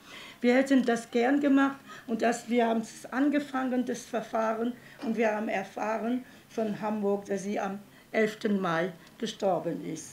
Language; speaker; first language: German; non-native, fluent; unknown